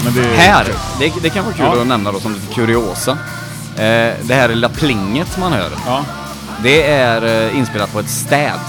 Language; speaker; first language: Swedish; native; Swedish